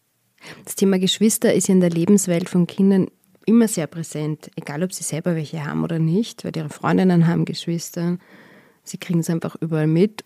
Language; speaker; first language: German; native; German